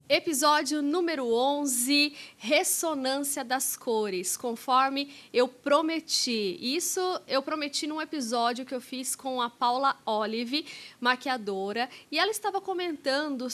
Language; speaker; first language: Portuguese; native; Portuguese